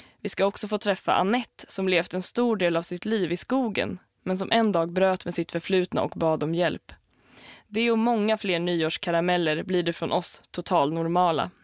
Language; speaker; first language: Swedish; native; Swedish